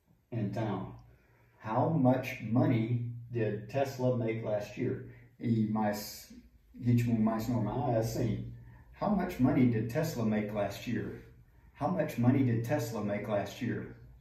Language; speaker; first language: English; native; English